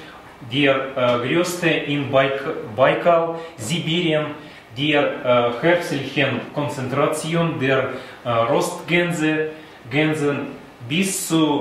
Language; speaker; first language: German; non-native, learner; Russian